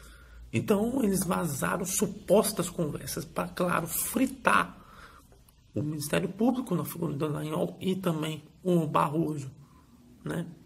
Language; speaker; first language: Portuguese; native; Portuguese